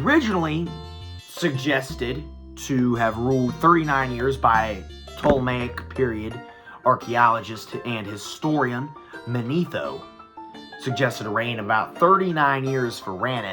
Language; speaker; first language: English; native; English